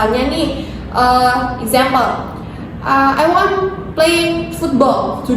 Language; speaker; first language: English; non-native, learner; Indonesian